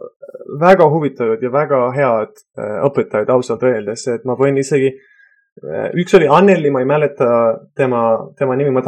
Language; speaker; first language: Estonian; non-native, fluent; Persian